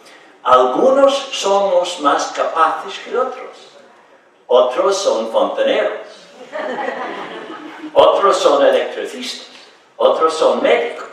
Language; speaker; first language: Spanish; non-native, fluent; English